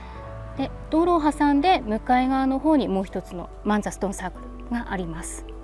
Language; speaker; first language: Japanese; native; Japanese